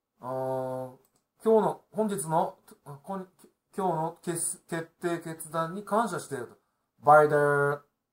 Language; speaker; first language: Japanese; native; Japanese